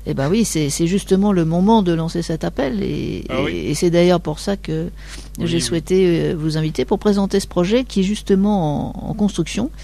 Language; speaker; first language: French; native; French